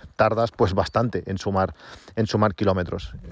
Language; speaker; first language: Spanish; native; Spanish